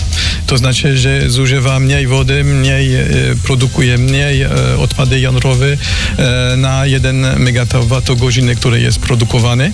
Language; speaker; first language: Polish; non-native, learner; French